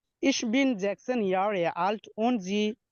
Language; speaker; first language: German; non-native, learner; Bangla